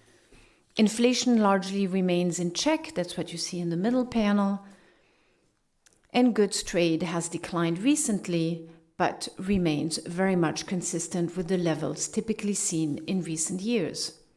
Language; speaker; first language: English; non-native, fluent; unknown